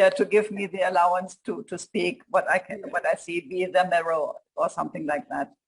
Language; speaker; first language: English; non-native, fluent; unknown